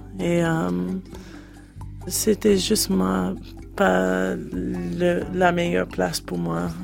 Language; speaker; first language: French; non-native, learner; English